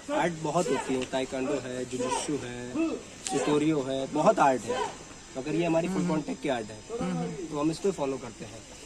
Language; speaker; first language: Hindi; native; Hindi